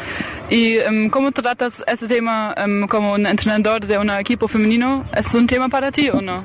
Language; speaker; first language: Spanish; non-native, fluent; German